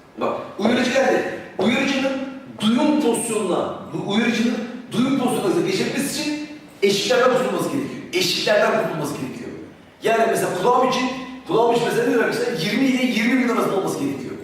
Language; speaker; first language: Turkish; native; Turkish